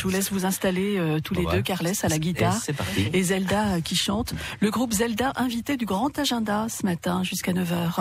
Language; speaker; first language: French; native; French